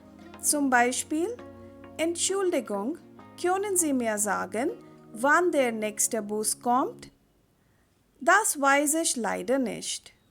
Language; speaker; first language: German; non-native, fluent; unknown